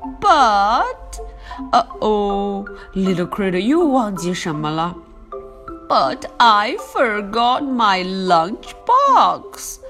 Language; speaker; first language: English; non-native, fluent; Chinese